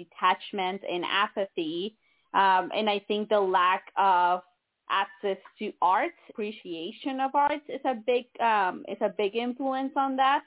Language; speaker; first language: English; non-native, fluent; Spanish